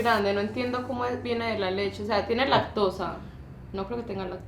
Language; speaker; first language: Spanish; native; Spanish